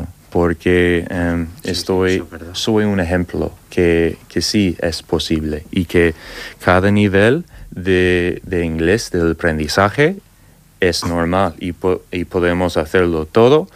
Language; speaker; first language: Spanish; non-native, fluent; English